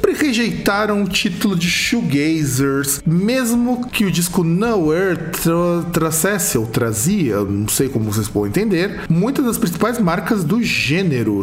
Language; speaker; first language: Portuguese; native; Portuguese